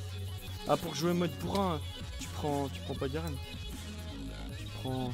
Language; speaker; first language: French; native; French